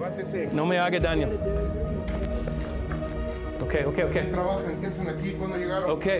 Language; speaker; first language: Spanish; non-native, learner; English